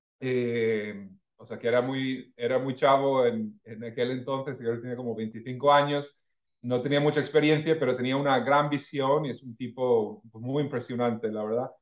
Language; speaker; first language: Spanish; non-native, fluent; English